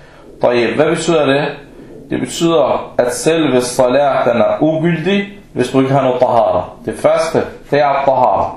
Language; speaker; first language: Danish; early bilingual, other home language; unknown